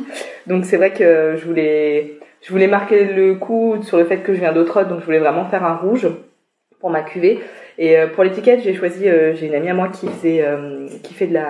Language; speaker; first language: French; native; French